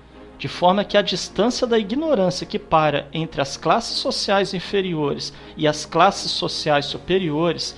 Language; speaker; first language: Portuguese; native; Portuguese